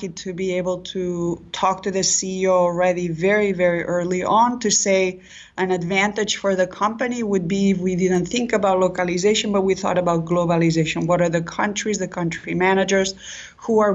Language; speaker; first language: English; non-native, fluent; Catalan